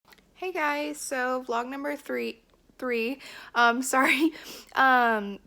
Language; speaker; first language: English; native; English